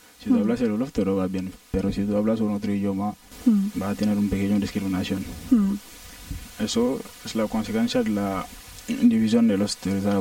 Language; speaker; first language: Spanish; non-native, learner; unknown